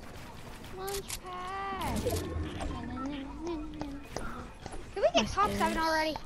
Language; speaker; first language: English; native; English